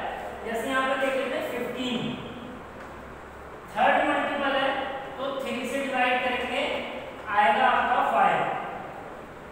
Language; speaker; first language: Hindi; native; Hindi